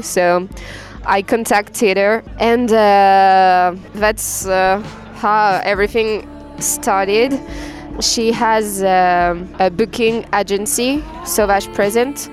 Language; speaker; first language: English; non-native, fluent; French